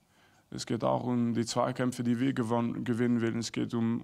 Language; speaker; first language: German; non-native, fluent; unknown